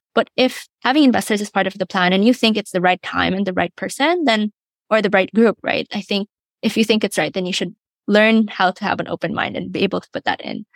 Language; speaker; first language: English; non-native, local second language; Filipino